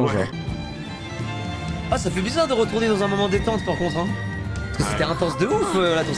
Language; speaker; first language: French; native; French